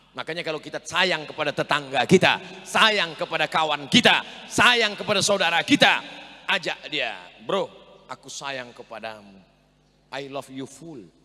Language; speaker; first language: Indonesian; native; Indonesian